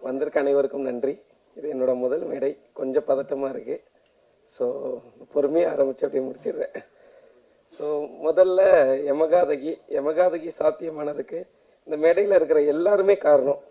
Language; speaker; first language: Tamil; native; Tamil